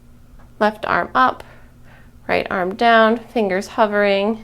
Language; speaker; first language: English; native; English